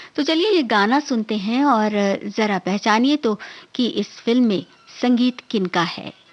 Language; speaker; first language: Hindi; native; Hindi